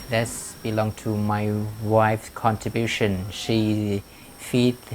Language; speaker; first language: English; non-native, fluent; Vietnamese